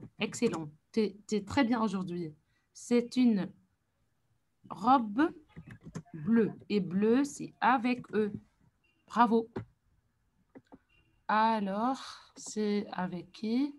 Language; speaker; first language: French; non-native, fluent; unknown